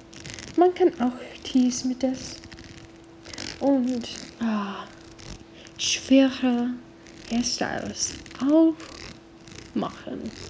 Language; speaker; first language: German; non-native, learner; English